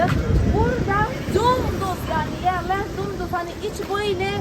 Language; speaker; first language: Turkish; non-native, fluent; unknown